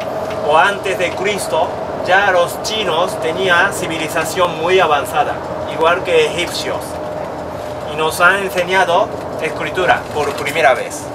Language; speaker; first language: Spanish; non-native, learner; Japanese